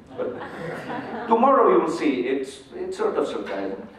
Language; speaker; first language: English; non-native, fluent; Spanish